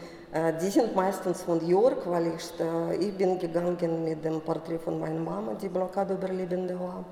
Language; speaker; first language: German; non-native, fluent; Russian